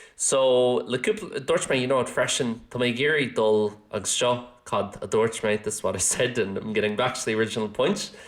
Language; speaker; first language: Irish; non-native, local second language; English